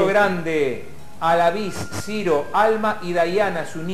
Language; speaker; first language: Spanish; native; Spanish